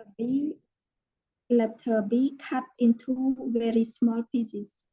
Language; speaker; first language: English; non-native, learner; Khmer